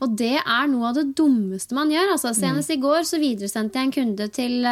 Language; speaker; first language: Norwegian; native; Norwegian